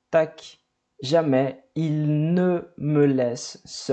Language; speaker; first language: French; non-native, fluent; Portuguese